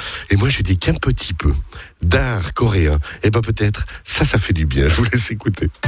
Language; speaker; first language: French; native; French